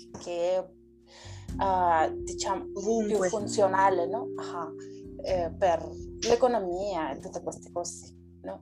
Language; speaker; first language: Italian; non-native, learner; Spanish